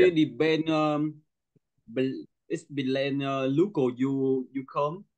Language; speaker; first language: English; non-native, learner; Vietnamese